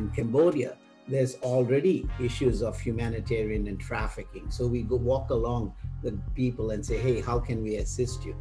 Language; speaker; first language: English; non-native, local second language; Tamil